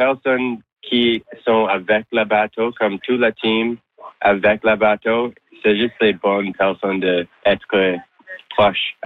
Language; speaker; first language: French; non-native, local second language; English